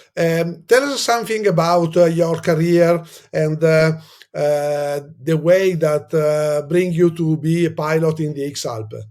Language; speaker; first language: English; non-native, fluent; Italian